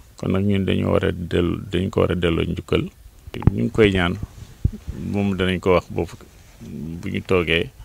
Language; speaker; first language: Wolof; non-native, local second language; Mandingo